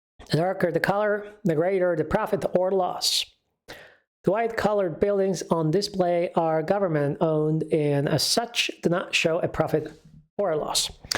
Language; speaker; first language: English; non-native, fluent; Polish